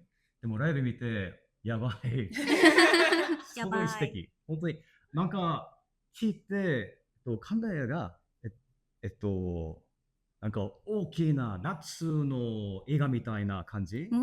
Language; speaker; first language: Japanese; non-native, learner; English